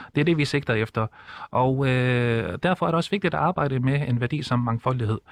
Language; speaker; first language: Danish; early bilingual, other home language; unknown